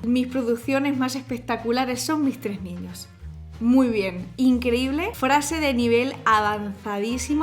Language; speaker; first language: Spanish; native; Spanish